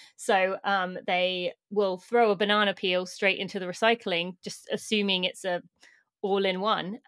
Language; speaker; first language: English; native; English